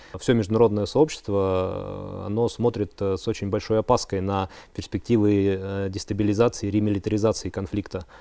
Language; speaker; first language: Russian; native; Russian